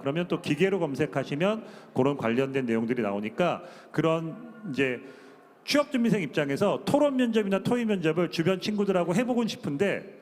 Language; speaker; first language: Korean; native; Korean